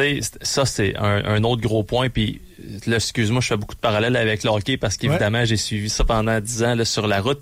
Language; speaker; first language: French; native; French